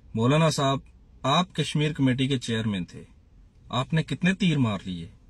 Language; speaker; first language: Urdu; non-native, local second language; Punjabi